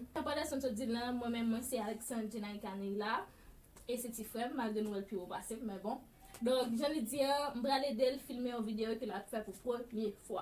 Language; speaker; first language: French; non-native, learner; Haitian Creole